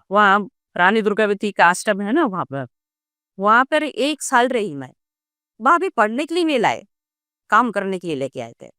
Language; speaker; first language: Hindi; non-native, local second language; Gondi